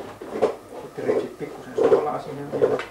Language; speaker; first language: Finnish; native; Finnish